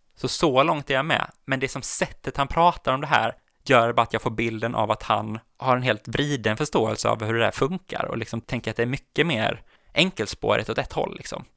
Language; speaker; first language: Swedish; native; Swedish